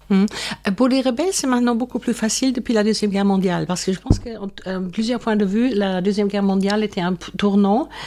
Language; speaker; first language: French; non-native, fluent; German